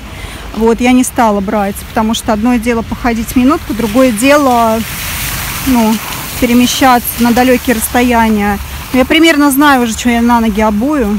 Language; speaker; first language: Russian; native; Russian